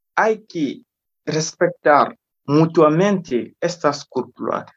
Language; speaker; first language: Spanish; non-native, fluent; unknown